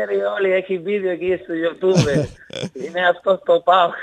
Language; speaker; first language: Greek; non-native, learner; Spanish